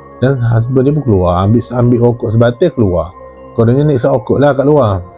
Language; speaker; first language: Malay; native; Malay